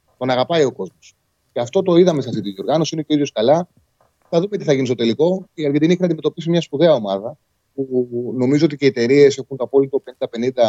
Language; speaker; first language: Greek; native; Greek